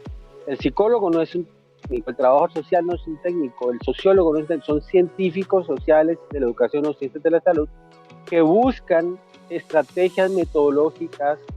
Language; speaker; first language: Spanish; native; Spanish